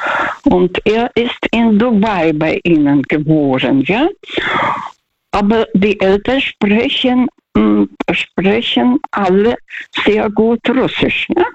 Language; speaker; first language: German; non-native, fluent; Russian